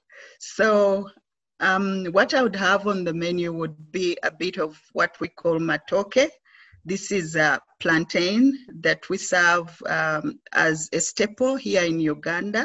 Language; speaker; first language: English; non-native, local second language; Ganda